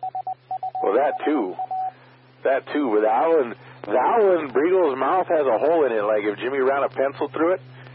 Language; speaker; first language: English; native; English